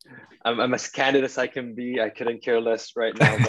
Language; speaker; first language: English; non-native, local second language; Filipino